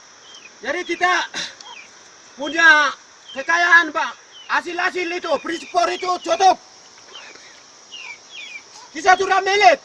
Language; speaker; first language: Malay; non-native, local second language; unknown